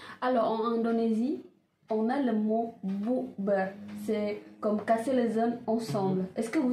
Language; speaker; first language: French; non-native, learner; Indonesian